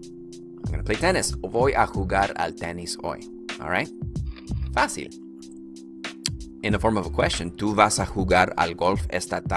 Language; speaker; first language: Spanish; early bilingual, heritage; Spanish